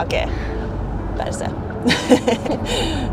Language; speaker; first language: Hungarian; non-native, learner; Norwegian